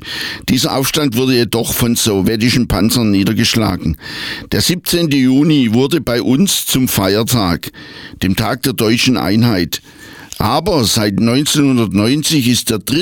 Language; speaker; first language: German; native; German